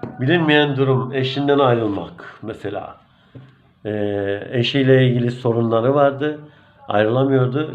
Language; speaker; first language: Turkish; native; Turkish